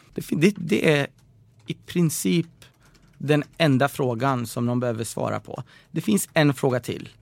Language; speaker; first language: Swedish; early bilingual, other home language; Persian